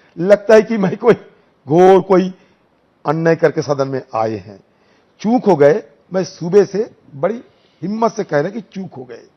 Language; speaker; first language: Hindi; non-native, local second language; Bangla